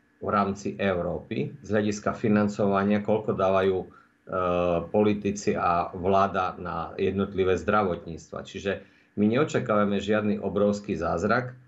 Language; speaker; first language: Slovak; native; Slovak